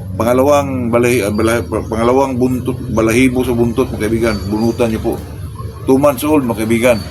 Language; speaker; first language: Filipino; non-native, local second language; Cebuano